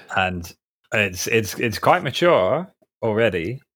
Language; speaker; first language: English; native; English